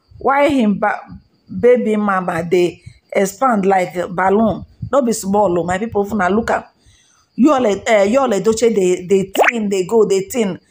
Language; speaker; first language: Nigerian Pidgin; non-native, local second language; Igbo